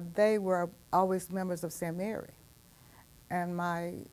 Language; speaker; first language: English; native; English